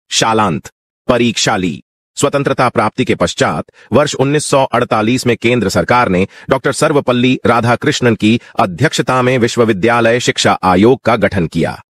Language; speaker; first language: Hindi; non-native, local second language; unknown